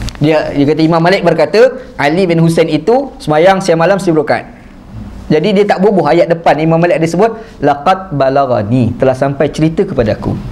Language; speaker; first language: Malay; native; Malay